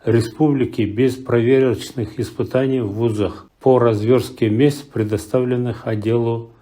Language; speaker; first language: Russian; non-native, local second language; Kazakh